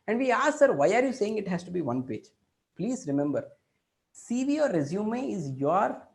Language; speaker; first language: English; non-native, local second language; Kannada